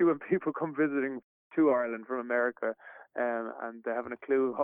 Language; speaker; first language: English; native; English